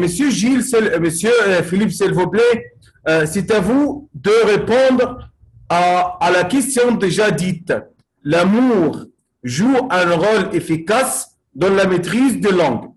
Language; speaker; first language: French; non-native, fluent; Arabic